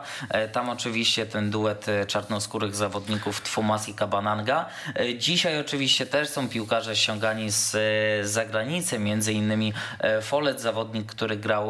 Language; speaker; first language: Polish; native; Polish